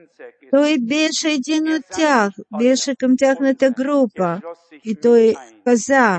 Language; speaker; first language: Bulgarian; non-native, fluent; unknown